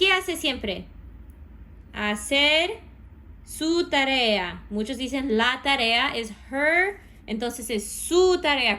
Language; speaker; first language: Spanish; non-native, fluent; English